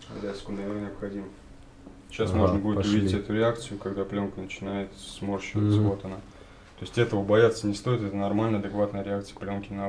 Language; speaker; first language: Russian; native; Russian